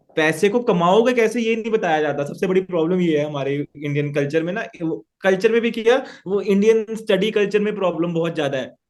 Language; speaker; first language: Hindi; native; Hindi